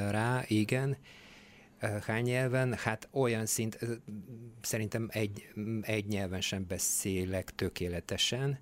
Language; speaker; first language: Hungarian; non-native, fluent; Bulgarian